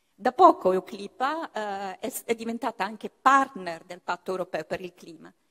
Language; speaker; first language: Italian; native; Italian